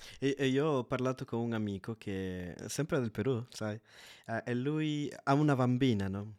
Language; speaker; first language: Italian; non-native, fluent; Spanish